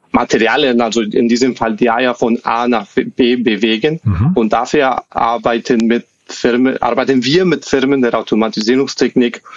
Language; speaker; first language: German; non-native, fluent; Spanish